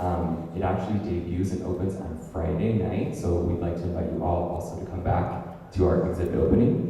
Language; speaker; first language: English; native; English